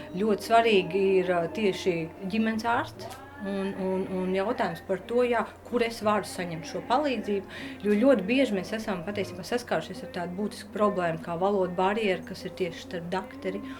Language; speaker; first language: Latvian; native; Latvian